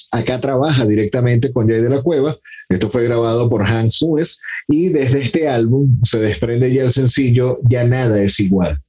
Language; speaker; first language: Spanish; native; Spanish